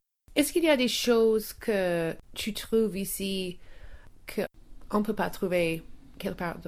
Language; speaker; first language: French; non-native, local second language; English